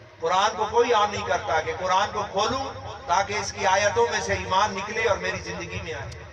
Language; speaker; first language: Urdu; non-native, local second language; Punjabi